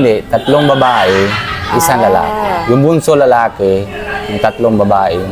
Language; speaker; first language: Filipino; non-native, learner; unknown